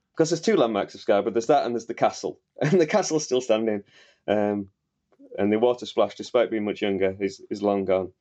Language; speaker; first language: English; native; English